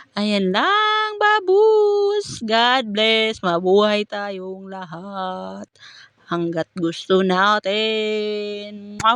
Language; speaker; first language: Filipino; non-native, local second language; Cebuano